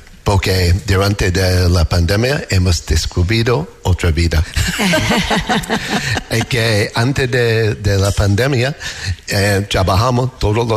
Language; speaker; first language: Spanish; non-native, learner; English